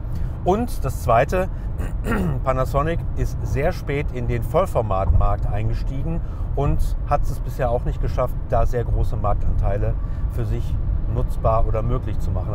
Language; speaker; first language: German; native; German